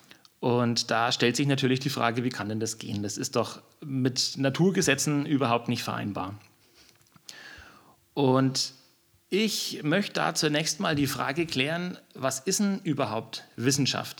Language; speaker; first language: German; native; German